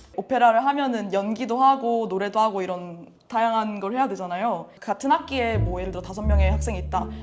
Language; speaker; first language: Korean; native; Korean